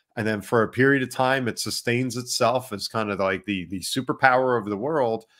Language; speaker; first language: English; native; English